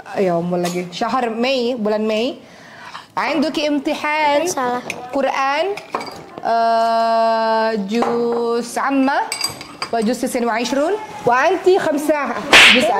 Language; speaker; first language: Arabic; non-native, learner; Indonesian